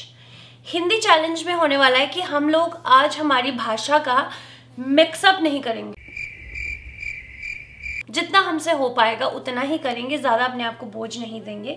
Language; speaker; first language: Hindi; native; Hindi